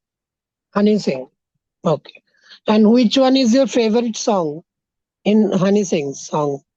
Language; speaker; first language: English; non-native, fluent; Bangla